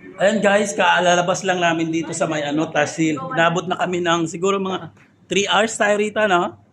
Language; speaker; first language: Filipino; non-native, local second language; Waray